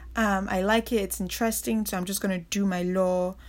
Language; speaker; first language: English; non-native, local second language; Yoruba